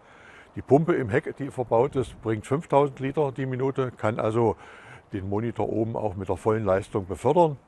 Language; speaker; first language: German; native; German